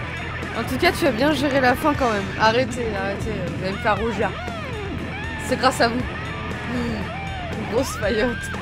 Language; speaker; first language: French; native; French